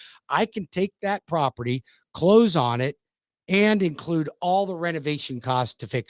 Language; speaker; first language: English; native; English